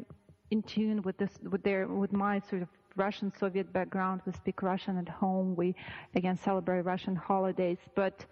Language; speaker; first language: English; non-native, fluent; Russian